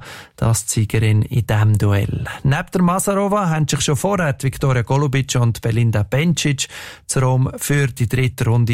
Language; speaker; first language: German; native; German